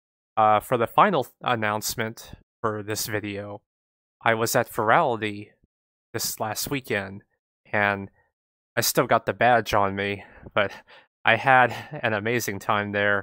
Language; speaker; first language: English; native; English